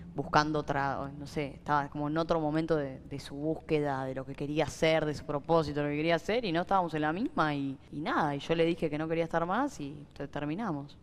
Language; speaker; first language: Spanish; native; Spanish